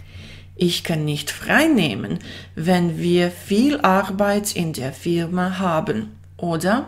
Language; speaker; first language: German; non-native, fluent; Bosnian